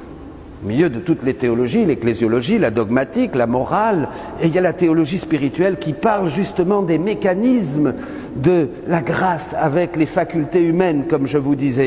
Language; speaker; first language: French; native; French